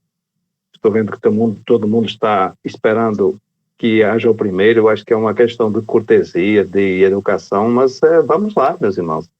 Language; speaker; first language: Portuguese; native; Portuguese